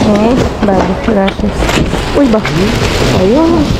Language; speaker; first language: Spanish; non-native, learner; Filipino